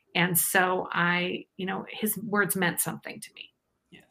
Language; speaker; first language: English; native; English